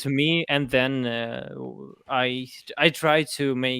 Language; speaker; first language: English; non-native, fluent; Russian